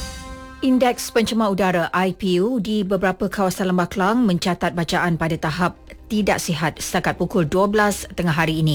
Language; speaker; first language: Malay; native; Malay